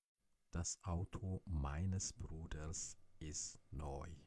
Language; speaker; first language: German; non-native, learner; Amharic